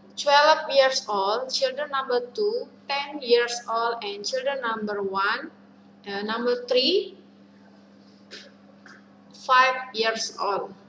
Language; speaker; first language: English; non-native, learner; Indonesian